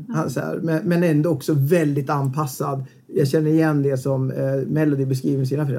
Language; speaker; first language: Swedish; native; Swedish